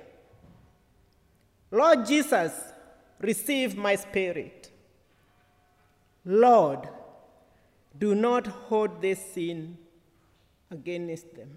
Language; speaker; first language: English; non-native, local second language; Kikuyu